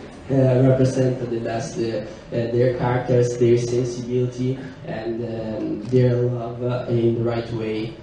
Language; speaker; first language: English; non-native, learner; Italian